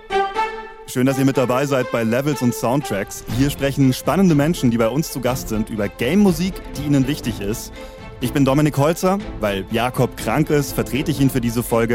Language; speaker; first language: German; native; German